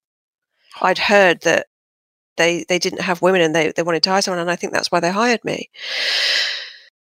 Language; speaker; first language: English; native; English